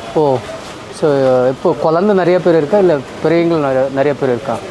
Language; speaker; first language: Malayalam; non-native, learner; Telugu